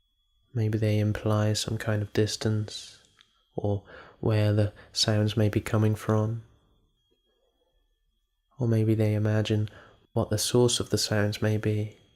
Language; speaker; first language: English; native; English